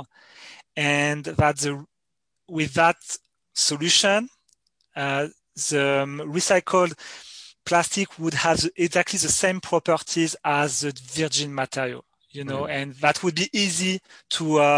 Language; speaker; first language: English; non-native, fluent; French